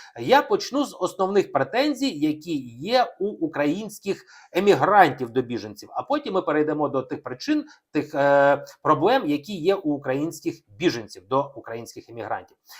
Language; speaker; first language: Ukrainian; non-native, local second language; Russian